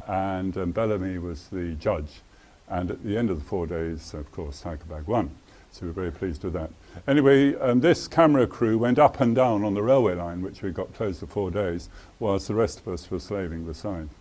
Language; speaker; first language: English; native; English